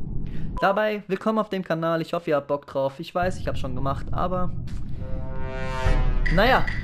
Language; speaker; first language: German; native; German